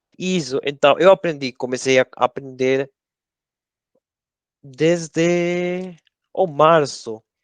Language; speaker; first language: Portuguese; non-native, learner; Spanish